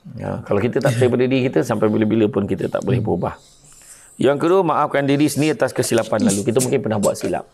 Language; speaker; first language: Malay; native; Malay